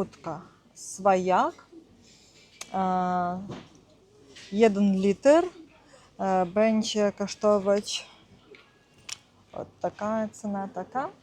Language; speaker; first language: Polish; non-native, learner; Russian